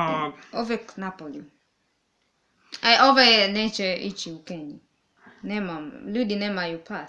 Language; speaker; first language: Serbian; non-native, learner; English